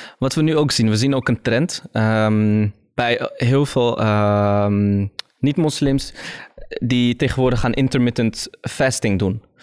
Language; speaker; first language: Dutch; early bilingual, other home language; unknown